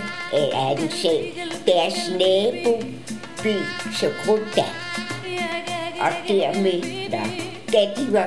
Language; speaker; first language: Danish; early bilingual, other home language; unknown